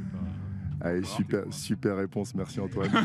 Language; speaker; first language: French; native; French